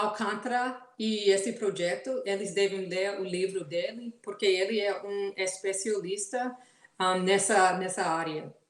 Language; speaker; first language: Portuguese; non-native, fluent; English